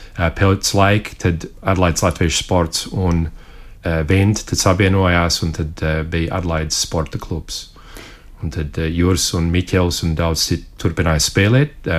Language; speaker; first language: Latvian; early bilingual, heritage; Latvian